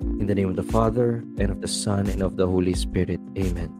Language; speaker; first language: English; non-native, local second language; Filipino